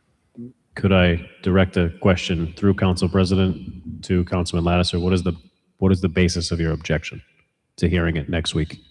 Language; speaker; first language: English; native; English